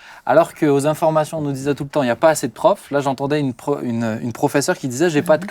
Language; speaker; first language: French; native; French